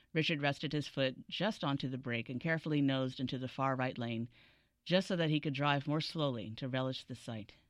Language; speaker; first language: English; native; English